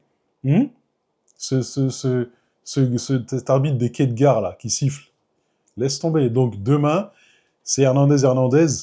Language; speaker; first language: French; native; French